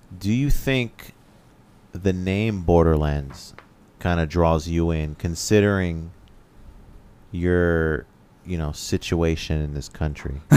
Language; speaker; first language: English; native; English